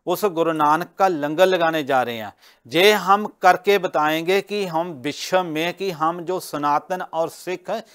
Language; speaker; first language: Hindi; non-native, local second language; Punjabi